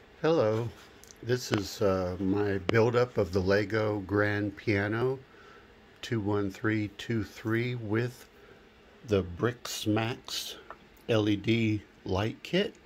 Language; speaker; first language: English; native; English